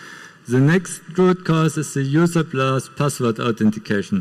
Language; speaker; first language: English; non-native, fluent; German